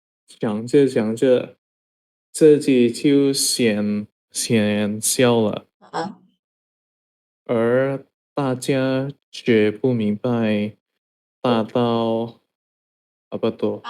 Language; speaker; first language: Chinese; non-native, learner; Indonesian